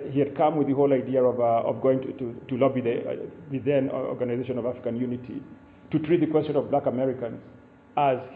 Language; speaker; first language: English; non-native, local second language; Kikuyu